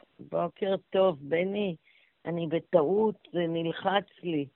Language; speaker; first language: Hebrew; native; Hebrew